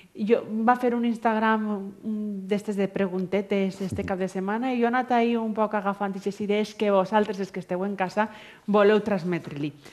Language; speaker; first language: Catalan; native; Catalan